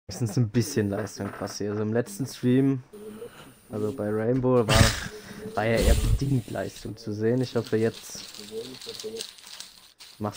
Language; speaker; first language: German; native; German